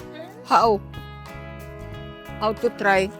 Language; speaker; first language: English; non-native, local second language; Filipino